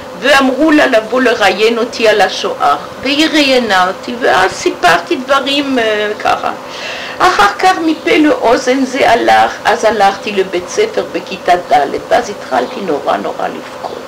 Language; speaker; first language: Hebrew; non-native, fluent; French